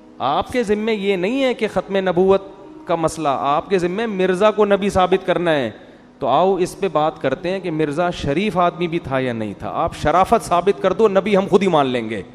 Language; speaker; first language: Urdu; native; Urdu